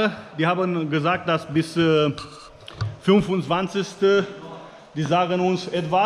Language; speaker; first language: German; non-native, fluent; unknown